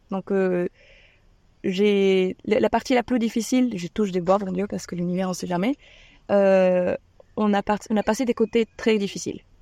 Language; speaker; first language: French; non-native, fluent; Spanish